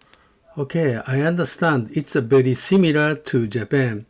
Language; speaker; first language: English; non-native, learner; Japanese